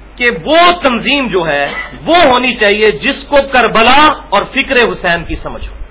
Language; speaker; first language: Urdu; non-native, local second language; Punjabi